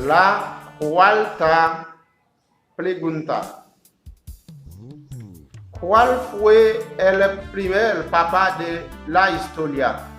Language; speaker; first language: Spanish; non-native, learner; Haitian Creole